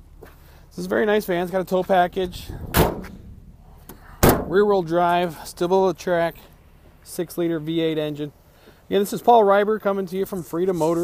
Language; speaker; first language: English; native; English